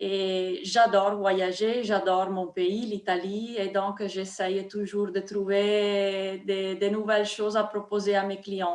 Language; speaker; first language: French; non-native, fluent; Italian